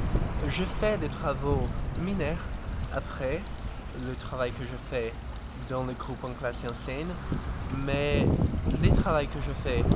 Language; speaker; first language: French; non-native, fluent; Portuguese